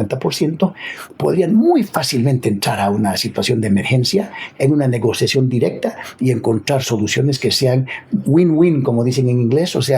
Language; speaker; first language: Spanish; native; Spanish